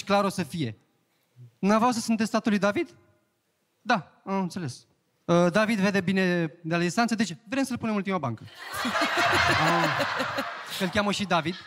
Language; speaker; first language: Romanian; native; Romanian